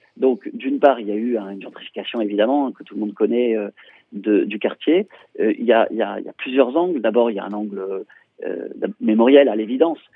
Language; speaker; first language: French; native; French